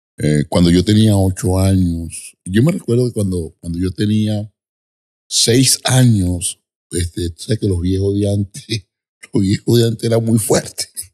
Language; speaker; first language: Spanish; native; Spanish